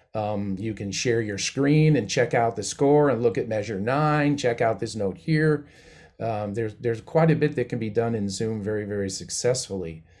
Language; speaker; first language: English; native; English